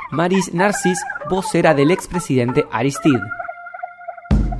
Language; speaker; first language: Spanish; native; Spanish